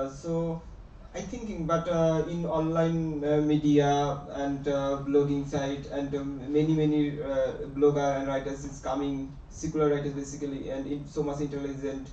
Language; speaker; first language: English; non-native, learner; Bangla